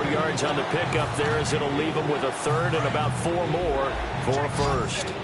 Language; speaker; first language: English; native; English